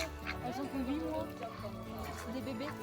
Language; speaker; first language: French; native; French